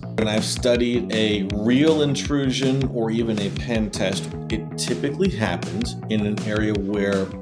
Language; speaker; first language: English; native; English